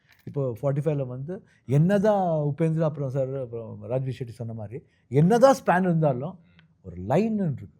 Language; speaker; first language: Tamil; non-native, local second language; Kannada